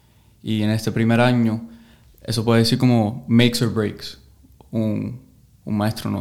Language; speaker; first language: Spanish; early bilingual, heritage; English